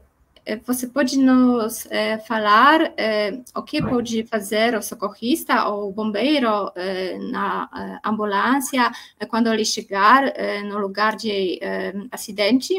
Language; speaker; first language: Portuguese; non-native, learner; Polish